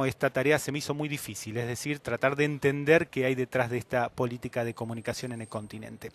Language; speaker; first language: Spanish; native; Spanish